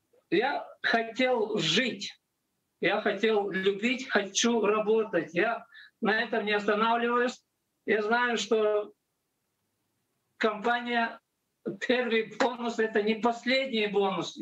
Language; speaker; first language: Russian; non-native, local second language; Latvian